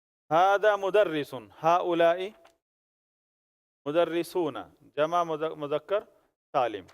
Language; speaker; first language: Arabic; non-native, fluent; Urdu